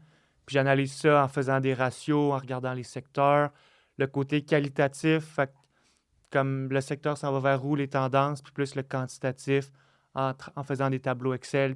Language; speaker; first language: French; native; French